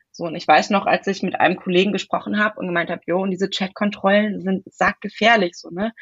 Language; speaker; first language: German; native; German